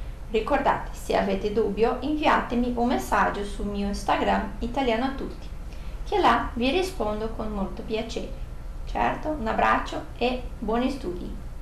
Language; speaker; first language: Italian; non-native, fluent; Portuguese